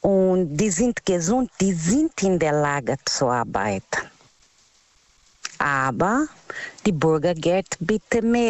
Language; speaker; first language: German; non-native, learner; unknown